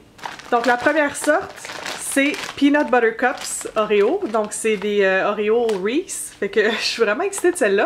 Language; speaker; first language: French; native; French